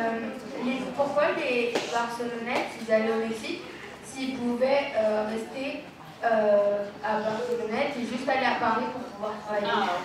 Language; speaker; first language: French; non-native, fluent; Spanish